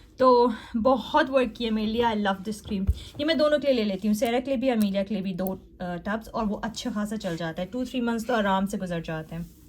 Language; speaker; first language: Urdu; native; Urdu